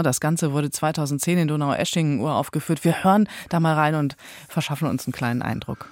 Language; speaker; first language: German; native; German